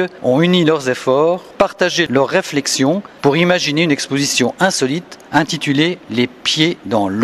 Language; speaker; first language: French; native; French